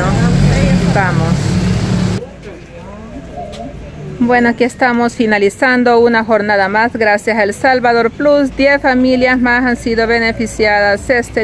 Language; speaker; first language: Spanish; native; Spanish